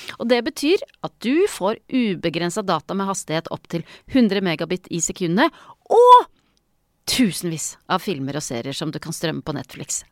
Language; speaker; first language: Norwegian; native; Norwegian